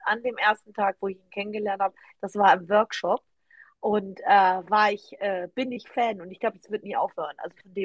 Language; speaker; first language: German; native; German